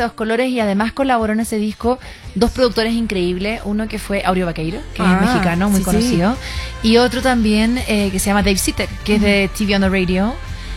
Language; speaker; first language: Spanish; native; Spanish